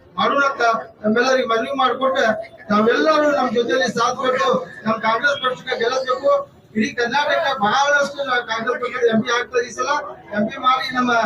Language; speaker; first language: Kannada; native; Kannada